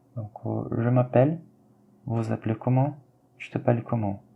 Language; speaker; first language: French; non-native, fluent; Portuguese